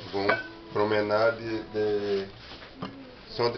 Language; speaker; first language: French; non-native, learner; Portuguese